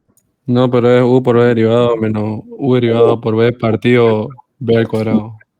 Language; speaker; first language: Spanish; native; Spanish